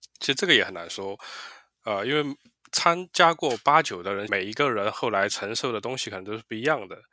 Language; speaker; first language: Chinese; native; Chinese